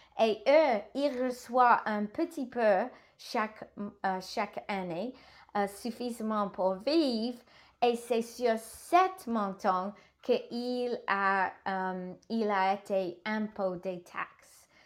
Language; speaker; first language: French; non-native, learner; English